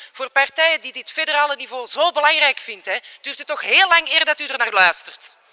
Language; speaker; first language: Dutch; native; Dutch